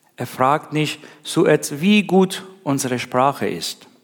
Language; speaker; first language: German; non-native, learner; Persian